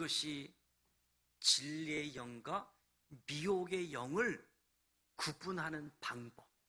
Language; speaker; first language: Korean; native; Korean